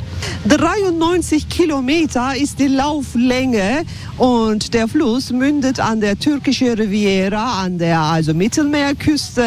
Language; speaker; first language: German; non-native, fluent; Turkish